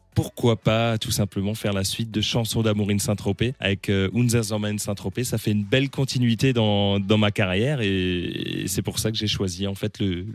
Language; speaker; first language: French; native; French